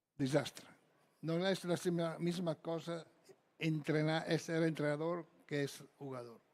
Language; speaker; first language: Spanish; non-native, fluent; Italian